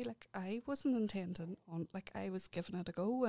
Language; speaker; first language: English; native; English